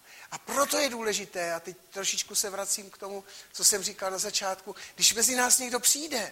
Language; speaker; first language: Czech; native; Czech